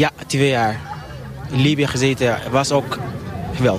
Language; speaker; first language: Dutch; non-native, learner; Arabic